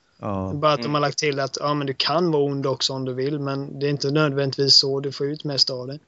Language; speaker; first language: Swedish; native; Swedish